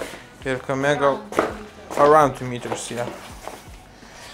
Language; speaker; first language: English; non-native, fluent; Lithuanian